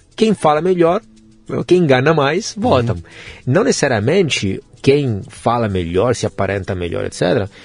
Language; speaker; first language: Portuguese; non-native, fluent; Italian